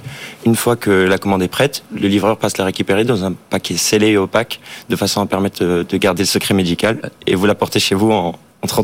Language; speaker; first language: French; native; French